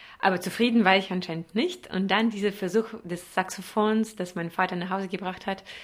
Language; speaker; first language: German; non-native, fluent; Russian